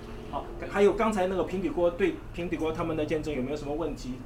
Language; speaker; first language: Chinese; native; Chinese